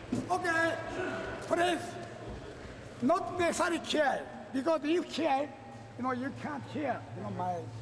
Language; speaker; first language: English; non-native, learner; Japanese